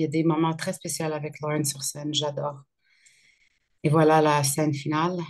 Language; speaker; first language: French; early bilingual, other home language; Arabic